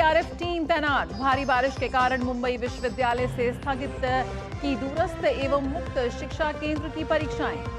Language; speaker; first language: Hindi; native; Hindi